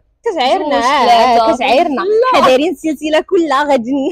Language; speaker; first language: Arabic; native; Arabic